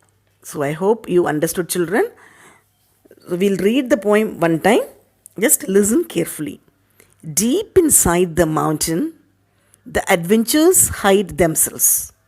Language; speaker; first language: English; non-native, local second language; Tamil